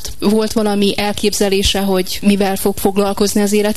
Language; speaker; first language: Hungarian; native; Hungarian